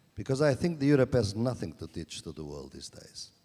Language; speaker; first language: English; non-native, fluent; Portuguese